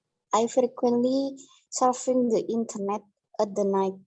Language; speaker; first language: English; non-native, learner; Indonesian